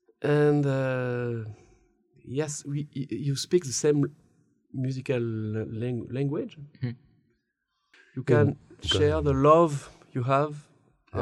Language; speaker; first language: English; non-native, learner; French